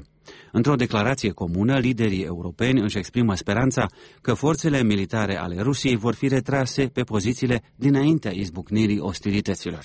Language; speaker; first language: Romanian; native; Romanian